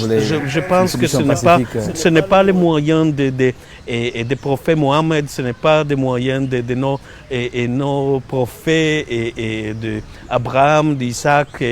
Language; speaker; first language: French; non-native, learner; Hebrew